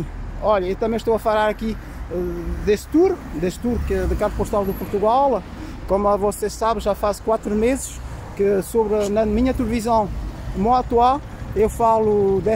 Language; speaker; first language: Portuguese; early bilingual, heritage; Portuguese